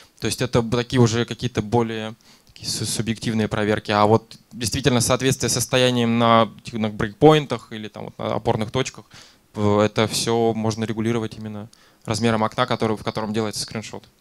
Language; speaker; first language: Russian; native; Russian